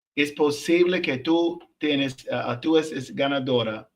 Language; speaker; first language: Spanish; non-native, learner; English